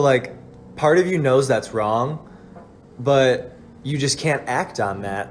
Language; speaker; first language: English; native; English